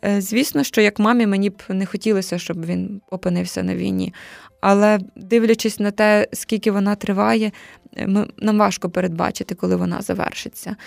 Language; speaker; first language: Ukrainian; native; Ukrainian